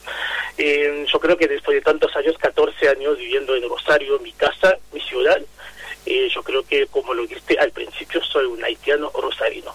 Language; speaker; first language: Spanish; non-native, fluent; Haitian Creole